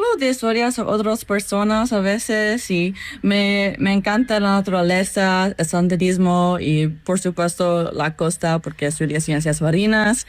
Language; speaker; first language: Spanish; non-native, learner; English